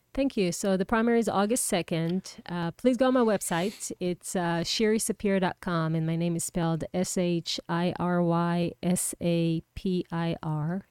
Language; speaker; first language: English; non-native, fluent; Hebrew